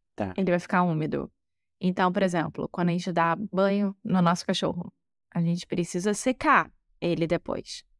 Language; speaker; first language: Portuguese; native; Portuguese